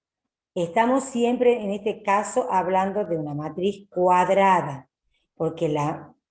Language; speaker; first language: Spanish; native; Spanish